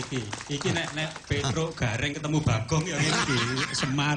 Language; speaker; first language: Indonesian; non-native, local second language; Javanese